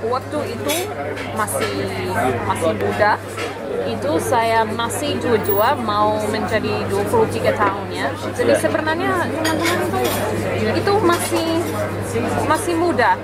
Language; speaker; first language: Indonesian; non-native, fluent; English